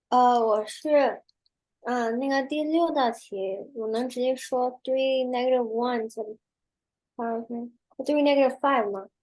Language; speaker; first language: Chinese; early bilingual, heritage; Chinese